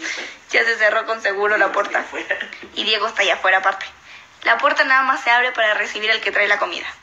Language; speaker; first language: Spanish; native; Spanish